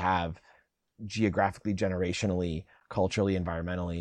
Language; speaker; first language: English; native; English